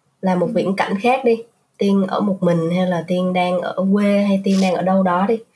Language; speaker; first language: Vietnamese; native; Vietnamese